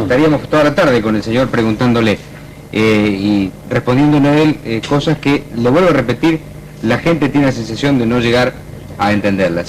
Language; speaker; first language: Spanish; native; Spanish